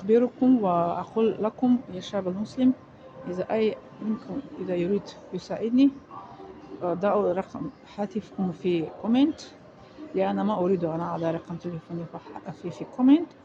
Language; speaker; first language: Arabic; non-native, fluent; Tajik